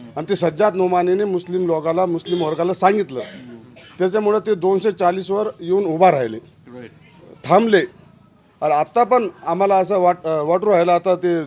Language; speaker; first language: Marathi; non-native, local second language; Urdu